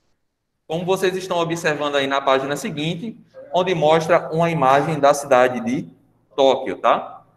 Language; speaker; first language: Portuguese; native; Portuguese